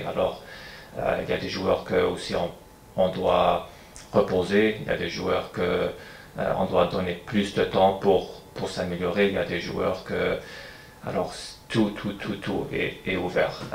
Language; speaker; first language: French; non-native, fluent; English